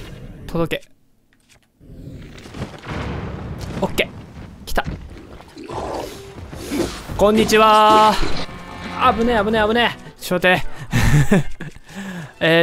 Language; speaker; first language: Japanese; native; Japanese